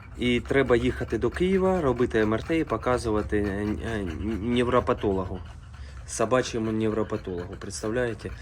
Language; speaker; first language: Ukrainian; non-native, local second language; Russian